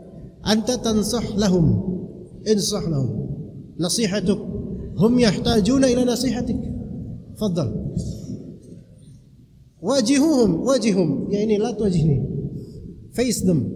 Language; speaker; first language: Arabic; non-native, fluent; Indonesian